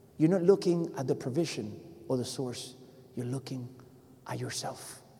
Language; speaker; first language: English; non-native, fluent; Spanish